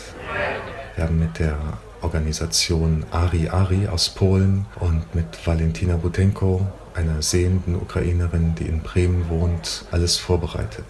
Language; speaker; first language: German; native; German